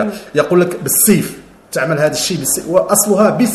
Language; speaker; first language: Arabic; native; Arabic